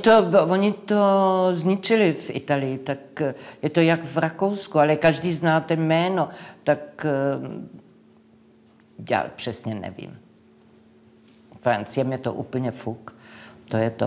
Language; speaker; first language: Czech; non-native, local second language; English